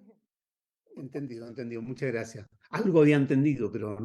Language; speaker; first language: Spanish; native; Spanish